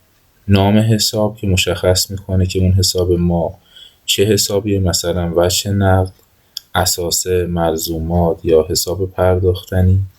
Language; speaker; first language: Persian; native; Persian